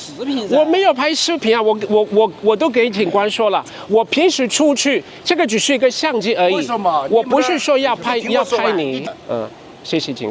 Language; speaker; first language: Chinese; non-native, fluent; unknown